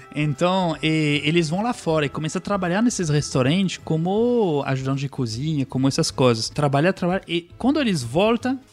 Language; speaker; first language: Portuguese; non-native, fluent; French